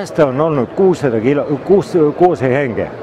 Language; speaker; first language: Finnish; non-native, learner; Estonian